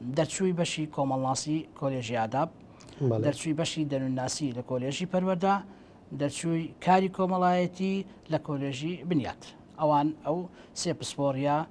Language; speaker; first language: Central Kurdish; native; Central Kurdish